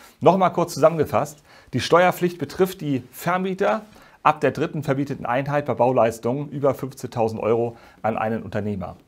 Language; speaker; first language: German; native; German